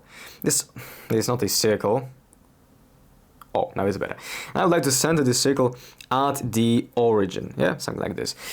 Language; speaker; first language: English; non-native, fluent; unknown